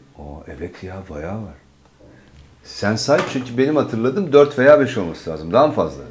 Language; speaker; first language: Turkish; native; Turkish